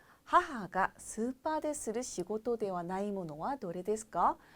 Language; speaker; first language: Japanese; non-native, fluent; Korean